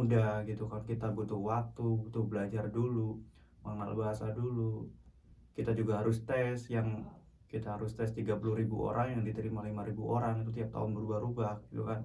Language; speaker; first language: Indonesian; native; Indonesian